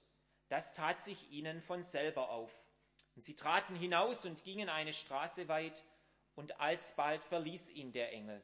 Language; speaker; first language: German; native; German